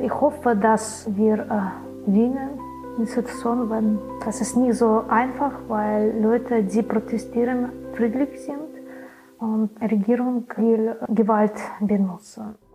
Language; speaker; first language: German; non-native, learner; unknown